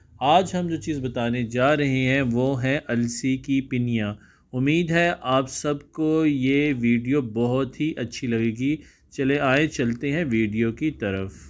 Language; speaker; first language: Urdu; non-native, local second language; Punjabi